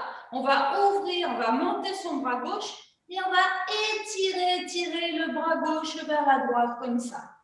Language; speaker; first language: French; native; French